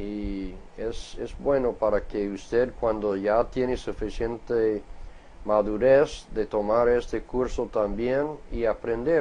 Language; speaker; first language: Spanish; non-native, fluent; English